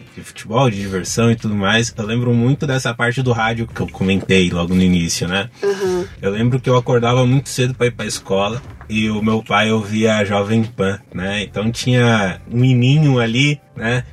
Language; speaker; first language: Portuguese; native; Portuguese